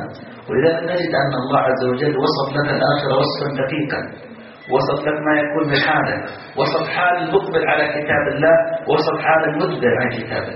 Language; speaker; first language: Arabic; native; Arabic